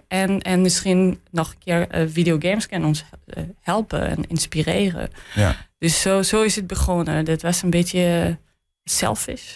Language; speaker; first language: Dutch; non-native, learner; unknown